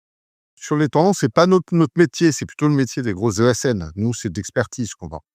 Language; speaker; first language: French; native; French